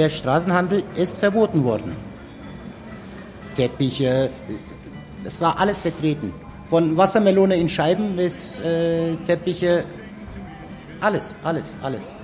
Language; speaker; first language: German; non-native, fluent; Turkish